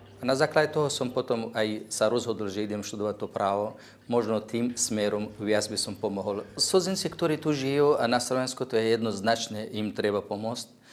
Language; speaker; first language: Slovak; non-native, fluent; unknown